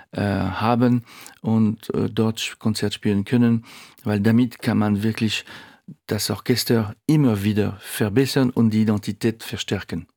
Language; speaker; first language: German; non-native, fluent; French